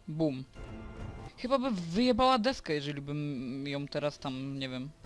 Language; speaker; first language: Polish; native; Polish